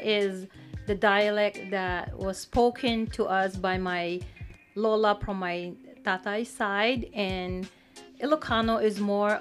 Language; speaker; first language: English; non-native, local second language; Pampanga